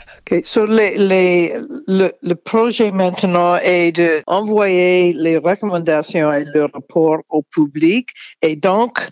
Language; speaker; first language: French; non-native, fluent; English